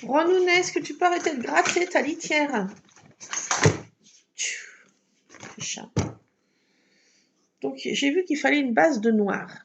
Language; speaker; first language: French; native; French